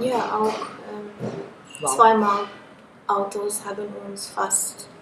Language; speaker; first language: German; non-native, learner; English